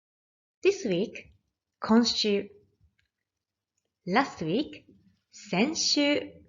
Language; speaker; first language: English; non-native, fluent; Japanese